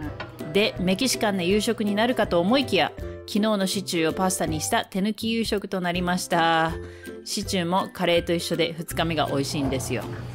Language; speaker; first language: Japanese; native; Japanese